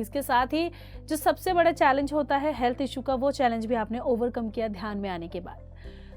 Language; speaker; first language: Hindi; native; Hindi